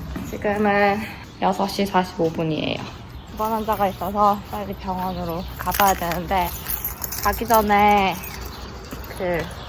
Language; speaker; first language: Korean; native; Korean